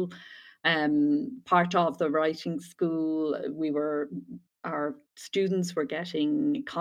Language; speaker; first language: English; native; English